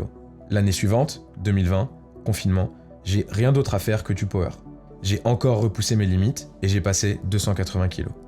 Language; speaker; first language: French; native; French